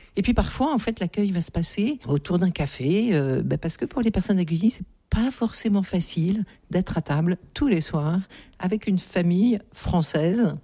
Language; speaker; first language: French; native; French